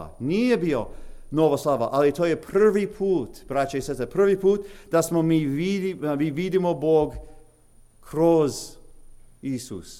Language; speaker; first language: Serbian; early bilingual, heritage; English